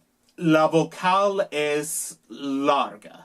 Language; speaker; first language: Spanish; non-native, learner; English